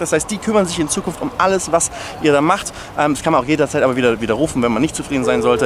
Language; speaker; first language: German; native; German